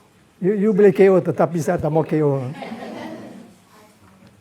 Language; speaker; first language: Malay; non-native, local second language; Cantonese